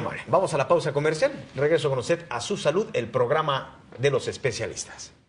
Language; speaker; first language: Spanish; native; Spanish